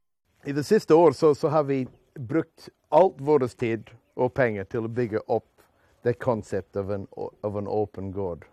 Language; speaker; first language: Norwegian; non-native, fluent; English